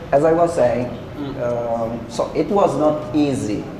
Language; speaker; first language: English; non-native, fluent; Portuguese